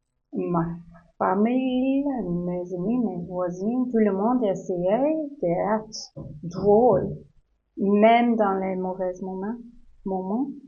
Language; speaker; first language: French; non-native, learner; English